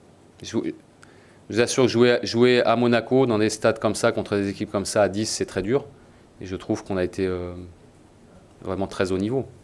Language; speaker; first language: French; native; French